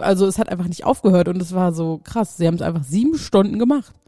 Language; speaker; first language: German; native; German